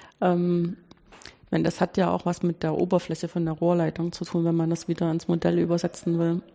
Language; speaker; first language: German; native; German